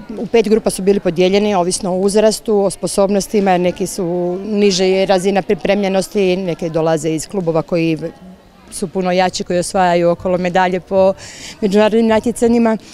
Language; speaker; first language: Croatian; native; Croatian